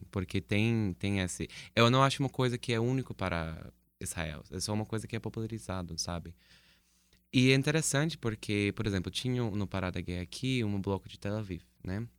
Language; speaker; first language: Portuguese; non-native, fluent; English